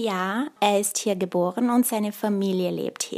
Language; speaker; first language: German; early bilingual, other home language; Bulgarian